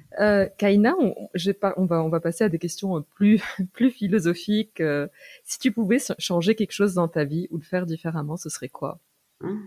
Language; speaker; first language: French; native; French